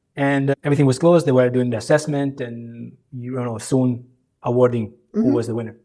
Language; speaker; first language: English; early bilingual, other home language; Albanian